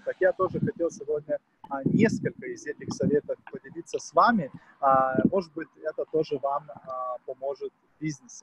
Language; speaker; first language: Russian; non-native, fluent; Lithuanian